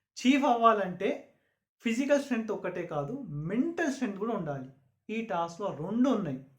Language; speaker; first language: Telugu; non-native, local second language; Urdu